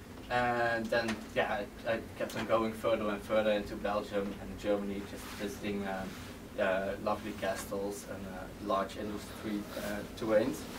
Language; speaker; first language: English; non-native, fluent; Dutch